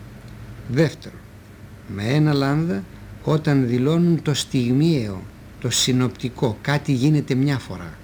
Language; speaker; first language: Greek; native; Greek